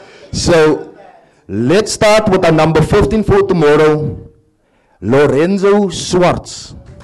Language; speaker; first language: English; non-native, local second language; Afrikaans